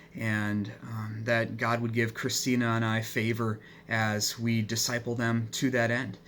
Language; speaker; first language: English; native; English